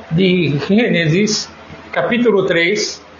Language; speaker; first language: Spanish; non-native, fluent; Portuguese